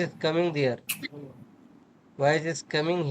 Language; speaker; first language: English; non-native, learner; Urdu